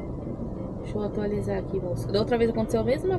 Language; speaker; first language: Portuguese; native; Portuguese